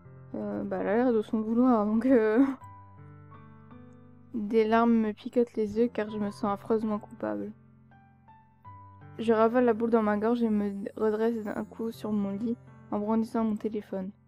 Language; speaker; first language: French; native; French